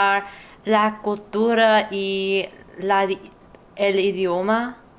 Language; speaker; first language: Spanish; non-native, learner; English